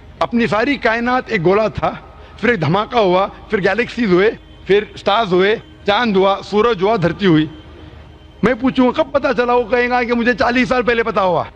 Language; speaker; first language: Urdu; non-native, local second language; Konkani